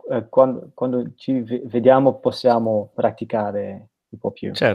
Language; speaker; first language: Italian; non-native, learner; Dutch